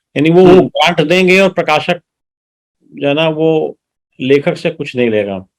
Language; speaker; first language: Hindi; native; Hindi